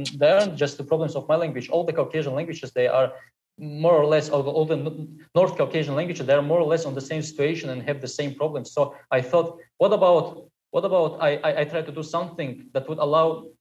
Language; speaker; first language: English; non-native, fluent; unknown